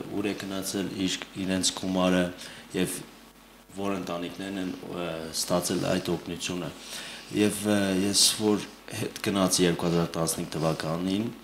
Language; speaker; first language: Armenian; early bilingual, heritage; Armenian